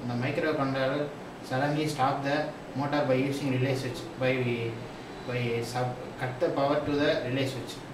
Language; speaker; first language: English; non-native, local second language; Tamil